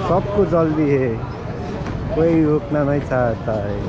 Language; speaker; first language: Hindi; non-native, learner; Nepali